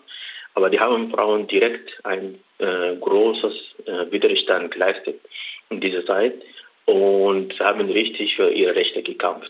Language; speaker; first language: German; non-native, learner; Arabic